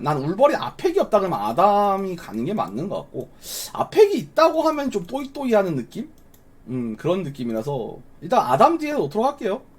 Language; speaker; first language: Korean; native; Korean